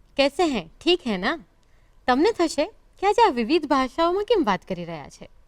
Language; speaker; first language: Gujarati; native; Gujarati